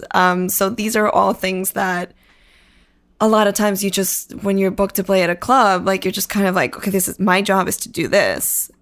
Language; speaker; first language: English; early bilingual, other home language; Spanish